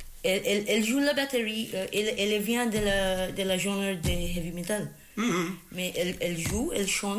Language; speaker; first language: French; non-native, learner; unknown